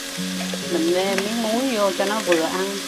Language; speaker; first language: Vietnamese; native; Vietnamese